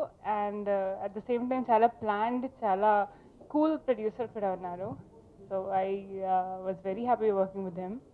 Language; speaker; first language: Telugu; non-native, fluent; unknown